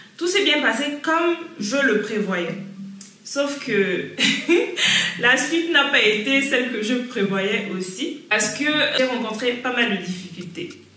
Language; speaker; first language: French; native; French